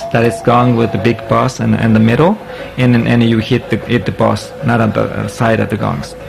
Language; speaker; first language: English; non-native, fluent; Japanese